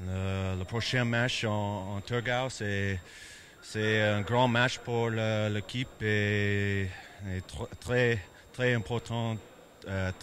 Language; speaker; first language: French; non-native, learner; English